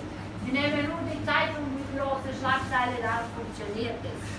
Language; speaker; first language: German; non-native, fluent; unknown